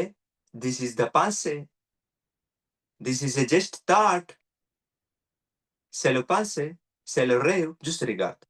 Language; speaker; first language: French; non-native, learner; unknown